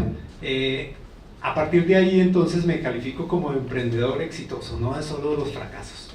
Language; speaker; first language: Spanish; native; Spanish